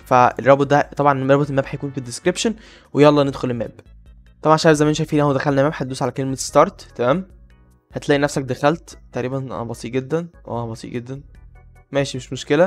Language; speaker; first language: Arabic; native; Arabic